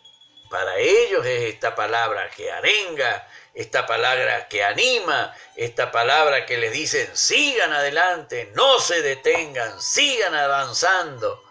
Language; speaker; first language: Spanish; native; Spanish